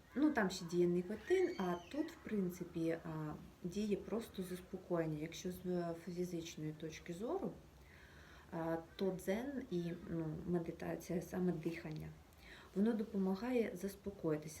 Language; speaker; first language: Ukrainian; native; Ukrainian